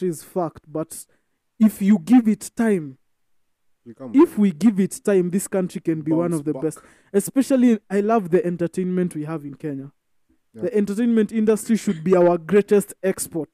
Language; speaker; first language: English; non-native, local second language; Swahili